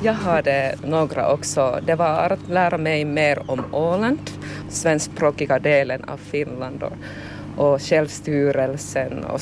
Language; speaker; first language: Swedish; non-native, local second language; Finnish